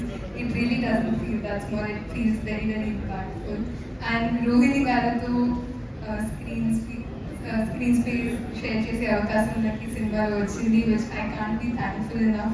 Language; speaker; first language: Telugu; non-native, fluent; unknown